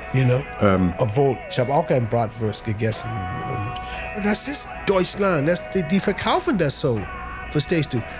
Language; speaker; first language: German; non-native, fluent; English